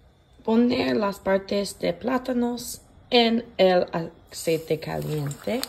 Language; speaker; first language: Spanish; non-native, learner; English